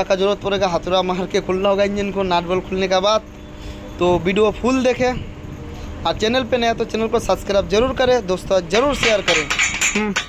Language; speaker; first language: Hindi; non-native, local second language; Bangla